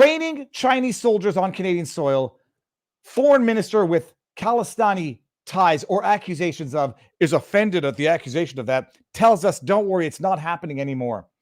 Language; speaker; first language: English; native; English